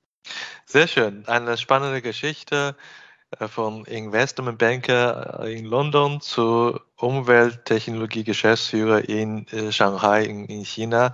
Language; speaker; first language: German; non-native, fluent; Chinese